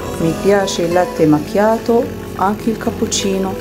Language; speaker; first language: Italian; non-native, learner; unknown